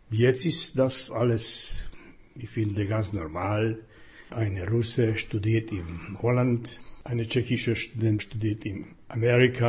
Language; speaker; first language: German; non-native, fluent; Slovak